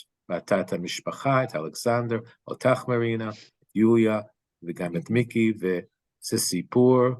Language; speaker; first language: Hebrew; non-native, fluent; English